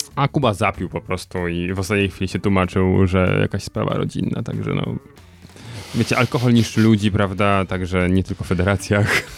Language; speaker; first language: Polish; native; Polish